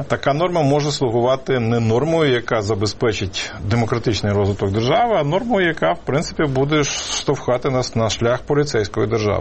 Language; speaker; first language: Ukrainian; native; Ukrainian